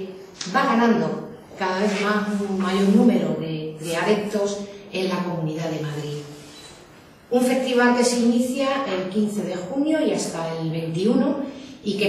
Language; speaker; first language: Spanish; native; Spanish